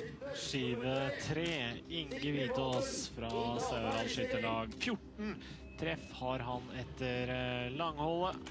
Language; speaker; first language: Norwegian; native; Norwegian